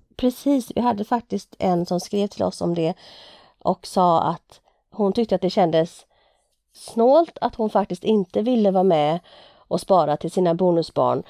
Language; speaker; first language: Swedish; native; Swedish